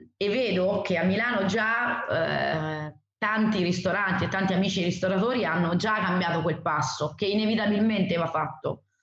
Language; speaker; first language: Italian; native; Italian